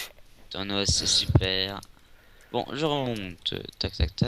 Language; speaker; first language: French; native; French